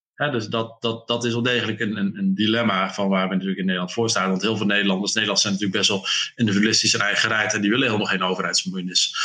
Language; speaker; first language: Dutch; native; Dutch